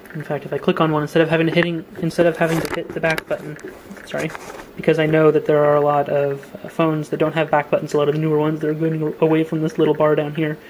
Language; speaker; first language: English; native; English